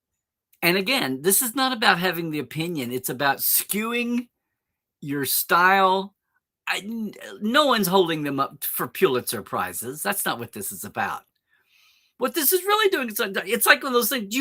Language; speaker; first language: English; native; English